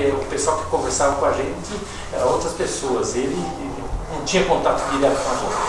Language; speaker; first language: Portuguese; native; Portuguese